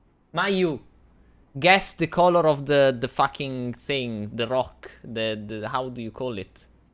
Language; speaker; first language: English; non-native, fluent; Italian